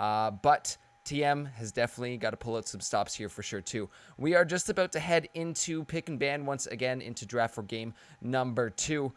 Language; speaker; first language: English; native; English